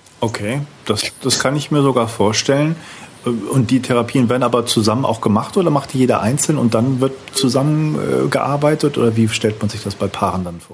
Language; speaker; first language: German; native; German